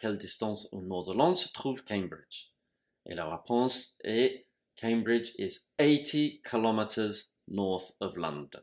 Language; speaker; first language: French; non-native, fluent; English